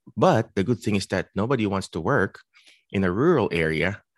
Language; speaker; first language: English; non-native, local second language; Filipino